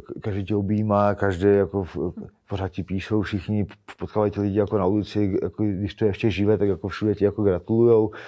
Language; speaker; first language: Czech; native; Czech